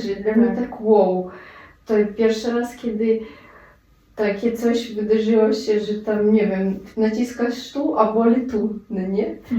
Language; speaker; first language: Polish; non-native, fluent; Russian